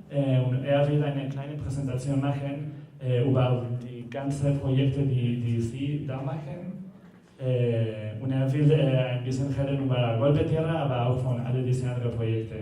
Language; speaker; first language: German; non-native, learner; Spanish